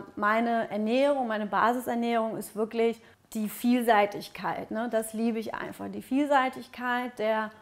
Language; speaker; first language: German; early bilingual, other home language; Russian